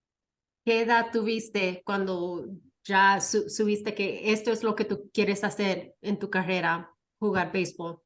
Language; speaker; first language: Spanish; early bilingual, heritage; Spanish